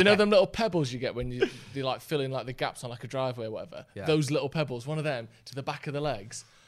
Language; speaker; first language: English; native; English